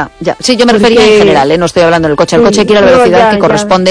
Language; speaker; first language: Spanish; native; Spanish